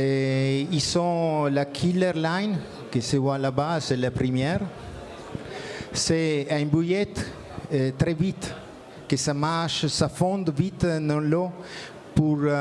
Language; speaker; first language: French; non-native, learner; Italian